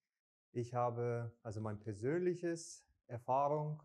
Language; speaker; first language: German; non-native, fluent; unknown